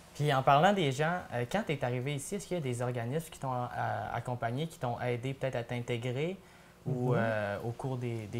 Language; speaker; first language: French; native; French